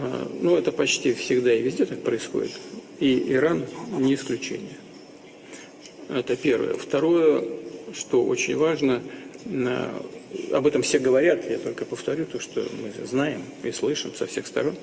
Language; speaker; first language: Russian; native; Russian